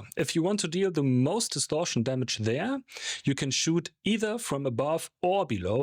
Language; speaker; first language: English; non-native, fluent; German